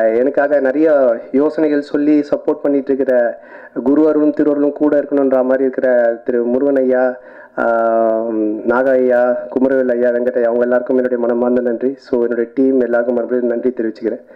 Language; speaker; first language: Tamil; native; Tamil